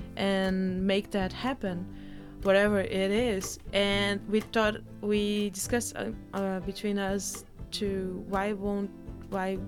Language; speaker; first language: English; non-native, fluent; Portuguese